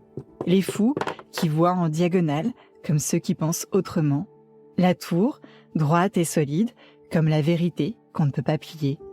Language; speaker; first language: French; native; French